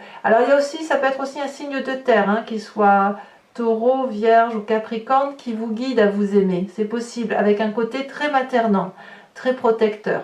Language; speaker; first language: French; native; French